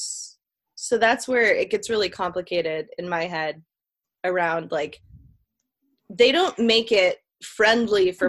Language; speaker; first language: English; native; English